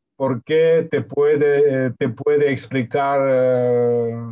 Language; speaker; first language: Spanish; non-native, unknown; Russian